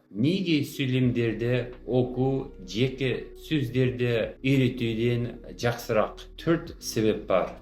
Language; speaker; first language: Kazakh; non-native, fluent; English